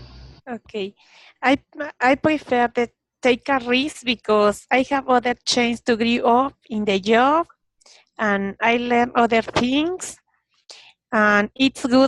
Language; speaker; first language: English; non-native, learner; Spanish